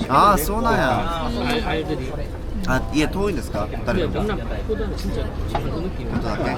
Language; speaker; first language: Japanese; non-native, learner; Korean